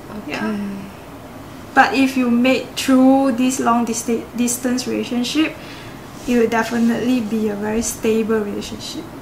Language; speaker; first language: English; non-native, local second language; Chinese